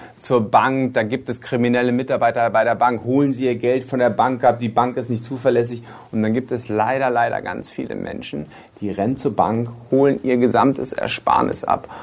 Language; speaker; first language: German; native; German